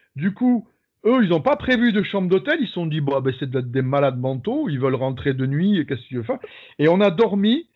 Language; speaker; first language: French; native; French